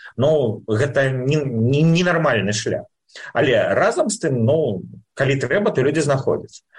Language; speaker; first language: Belarusian; native; Belarusian